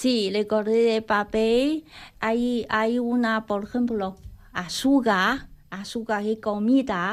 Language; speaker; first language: Spanish; non-native, learner; Chinese